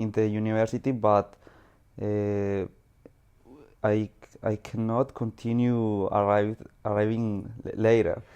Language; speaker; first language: English; non-native, learner; Spanish